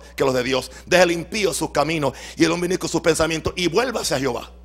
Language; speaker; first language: Spanish; native; Spanish